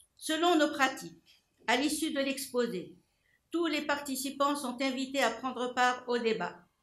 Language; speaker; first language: French; non-native, local second language; Arabic